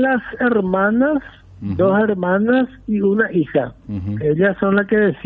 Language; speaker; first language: Spanish; native; Spanish